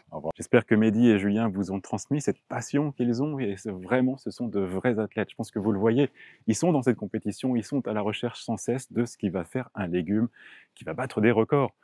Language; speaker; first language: French; native; French